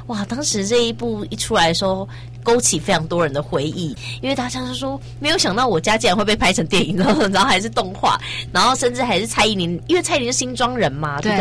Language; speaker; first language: Chinese; native; Chinese